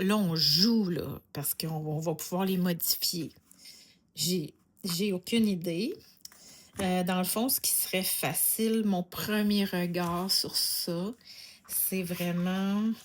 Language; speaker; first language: French; native; French